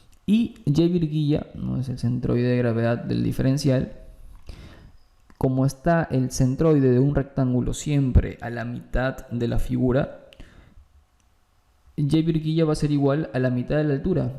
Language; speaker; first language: Spanish; native; Spanish